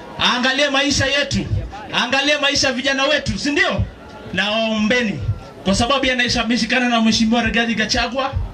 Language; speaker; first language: Swahili; native; Swahili